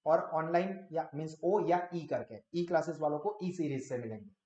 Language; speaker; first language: Hindi; non-native, local second language; Gujarati